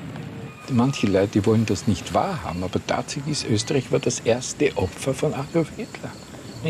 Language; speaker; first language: German; native; German